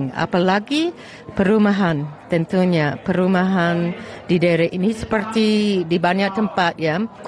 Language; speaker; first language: Indonesian; non-native, fluent; English